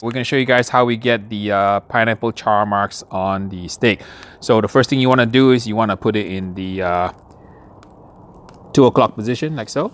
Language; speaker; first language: English; native; English